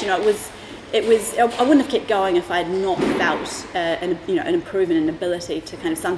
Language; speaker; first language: English; native; English